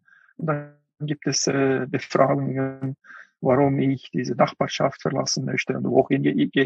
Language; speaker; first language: German; non-native, fluent; Uyghur